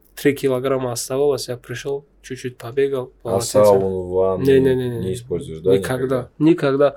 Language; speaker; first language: Russian; non-native, local second language; Tajik